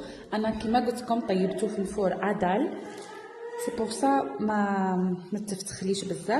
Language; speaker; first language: Arabic; native; Arabic